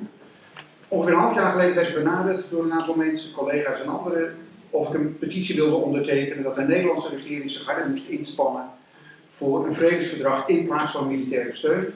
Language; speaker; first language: Dutch; native; Dutch